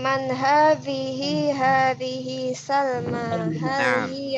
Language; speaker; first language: Arabic; non-native, learner; Indonesian